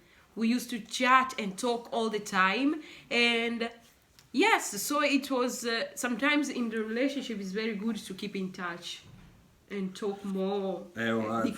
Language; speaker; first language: English; non-native, local second language; Swahili